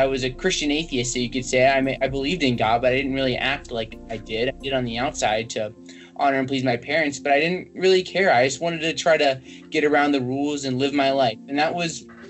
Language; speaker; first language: English; native; English